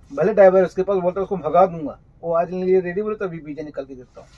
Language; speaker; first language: Hindi; native; Hindi